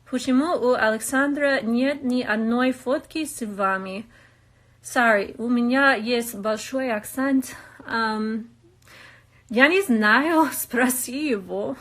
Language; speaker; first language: Russian; non-native, learner; English